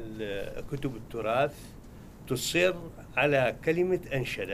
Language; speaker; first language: Arabic; native; Arabic